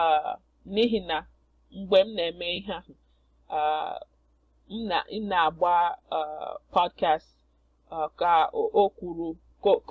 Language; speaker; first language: Igbo; non-native, learner; English